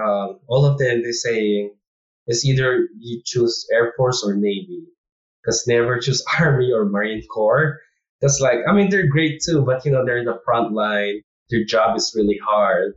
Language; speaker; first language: English; non-native, local second language; Filipino